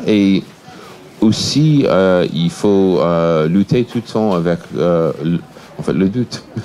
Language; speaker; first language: French; non-native, fluent; English